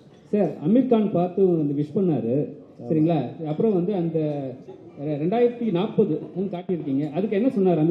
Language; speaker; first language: Tamil; native; Tamil